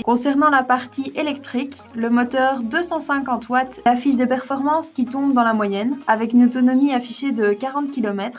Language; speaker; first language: French; native; French